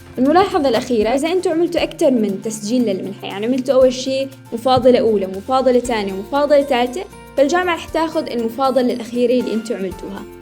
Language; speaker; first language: Arabic; native; Arabic